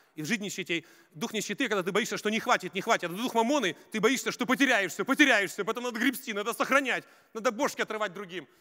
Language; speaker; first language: Russian; native; Russian